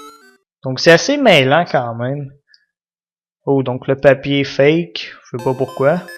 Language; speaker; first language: French; native; French